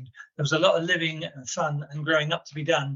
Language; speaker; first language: English; native; English